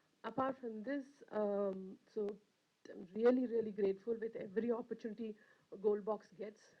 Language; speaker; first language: English; non-native, local second language; Telugu